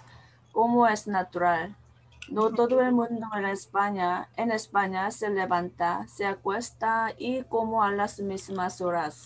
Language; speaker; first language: Spanish; non-native, learner; Korean